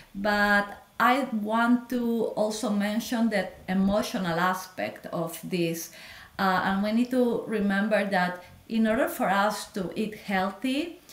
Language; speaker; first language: English; non-native, fluent; Spanish